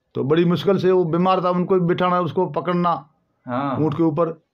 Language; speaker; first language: Hindi; native; Hindi